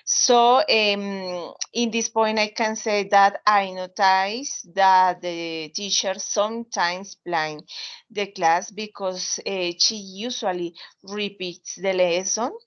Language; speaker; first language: English; non-native, learner; Spanish